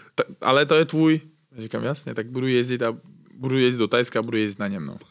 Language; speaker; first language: Czech; non-native, fluent; Uzbek